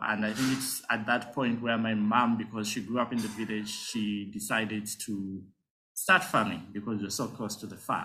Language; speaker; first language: English; non-native, local second language; Nyanja